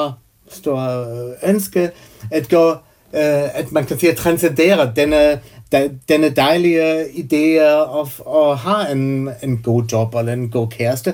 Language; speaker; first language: Danish; non-native, fluent; German